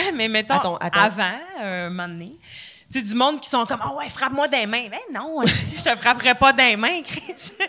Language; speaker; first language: French; native; French